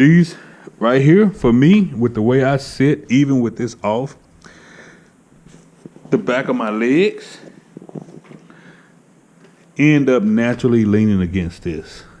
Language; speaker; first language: English; native; English